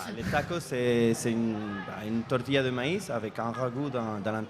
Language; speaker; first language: French; non-native, fluent; Spanish